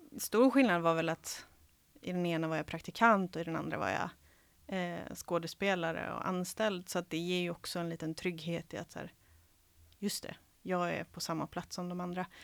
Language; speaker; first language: Swedish; early bilingual, other home language; Serbian